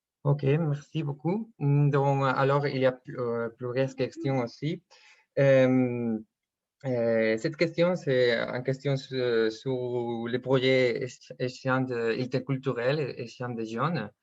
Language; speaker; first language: French; non-native, fluent; Spanish